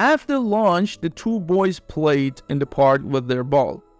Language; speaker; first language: English; non-native, fluent; Persian